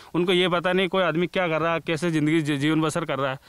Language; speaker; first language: Hindi; native; Hindi